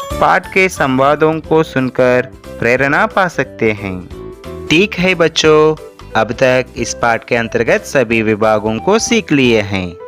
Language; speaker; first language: Hindi; non-native, local second language; Telugu